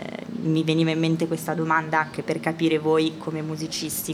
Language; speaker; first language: Italian; native; Italian